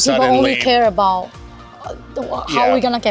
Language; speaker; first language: English; non-native, fluent; Chinese